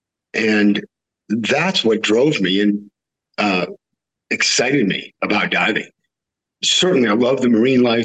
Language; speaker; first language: English; native; English